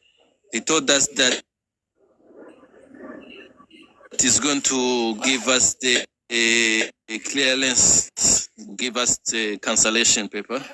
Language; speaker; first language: English; non-native, fluent; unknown